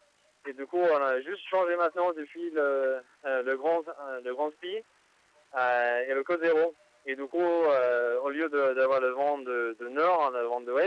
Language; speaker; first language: French; non-native, fluent; English